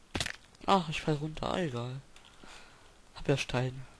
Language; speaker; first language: German; native; German